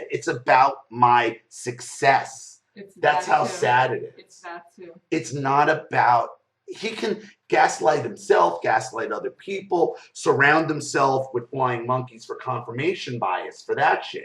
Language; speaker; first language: English; native; English